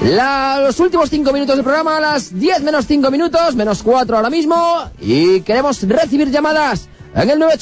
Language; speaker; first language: Spanish; native; Spanish